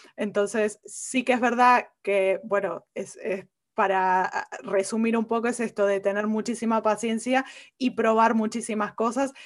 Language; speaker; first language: Spanish; native; Spanish